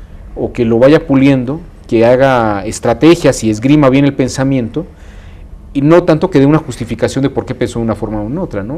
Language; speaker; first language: Spanish; native; Spanish